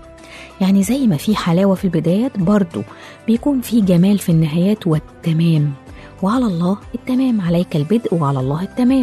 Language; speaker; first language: Arabic; native; Arabic